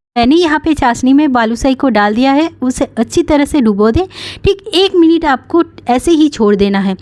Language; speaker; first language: Hindi; non-native, local second language; Bangla